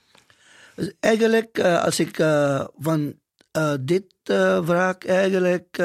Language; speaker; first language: Dutch; non-native, fluent; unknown